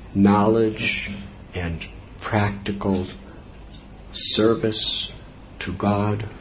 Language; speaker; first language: English; native; English